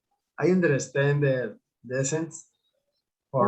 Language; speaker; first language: English; non-native, learner; Spanish